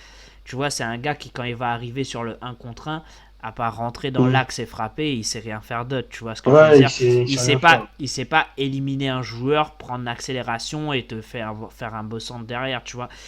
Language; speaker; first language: French; native; French